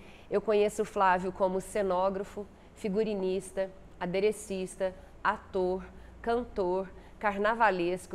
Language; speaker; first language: Portuguese; native; Portuguese